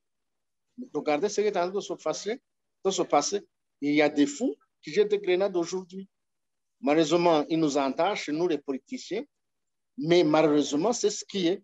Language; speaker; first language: French; non-native, local second language; Rundi